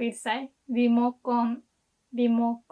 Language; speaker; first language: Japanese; non-native, fluent; English